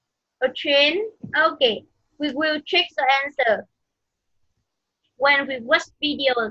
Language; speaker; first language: English; non-native, fluent; Vietnamese